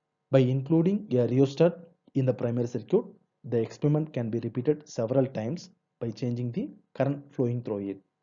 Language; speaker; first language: English; non-native, local second language; Tamil